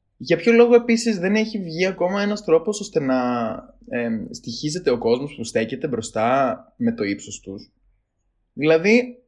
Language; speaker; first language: Greek; native; Greek